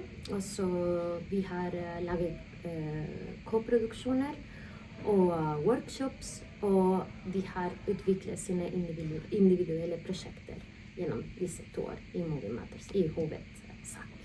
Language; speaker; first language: Norwegian; non-native, fluent; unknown